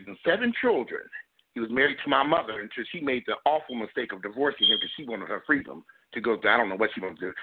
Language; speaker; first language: English; native; English